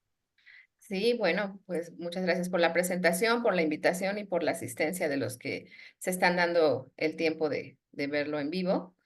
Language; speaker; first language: Spanish; native; Spanish